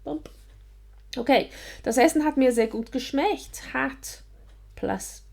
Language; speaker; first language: German; non-native, fluent; English